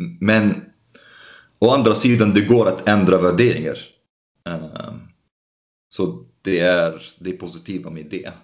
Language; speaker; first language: Swedish; non-native, fluent; Arabic